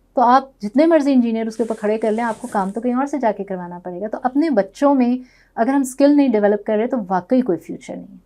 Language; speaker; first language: Urdu; non-native, local second language; Punjabi